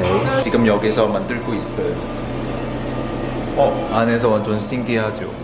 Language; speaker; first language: Korean; non-native, fluent; Cantonese